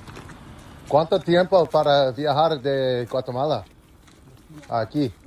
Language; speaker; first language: Spanish; non-native, learner; English